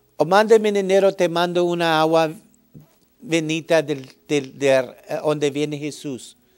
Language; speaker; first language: Spanish; early bilingual, heritage; English